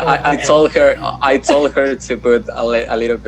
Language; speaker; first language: English; non-native, fluent; Spanish